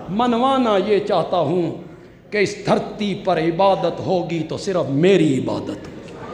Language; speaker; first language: Urdu; non-native, local second language; Punjabi